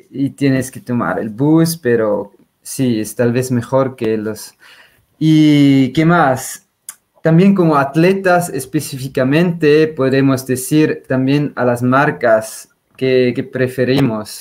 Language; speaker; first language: Spanish; non-native, fluent; Swiss German